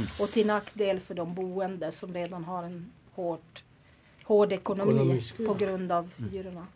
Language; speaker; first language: Swedish; native; Swedish